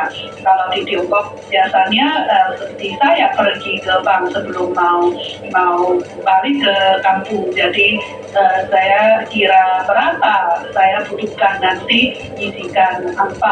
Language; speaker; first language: Indonesian; non-native, fluent; Chinese